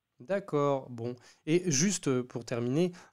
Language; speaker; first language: French; native; French